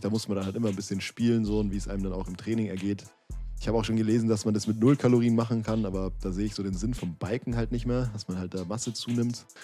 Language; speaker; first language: German; native; German